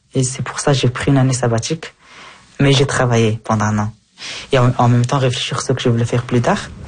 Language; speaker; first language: French; early bilingual, other home language; Persian